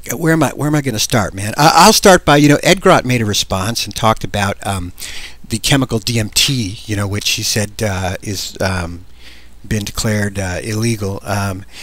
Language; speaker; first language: English; native; English